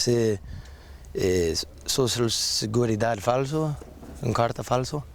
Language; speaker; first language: Spanish; non-native, learner; English